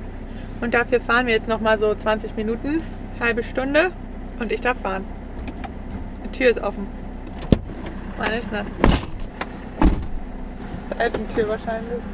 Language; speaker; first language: German; native; German